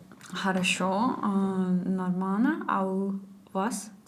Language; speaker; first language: Russian; non-native, learner; English